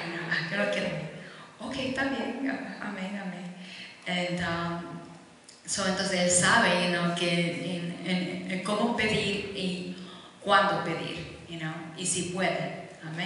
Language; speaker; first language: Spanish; early bilingual, heritage; Spanish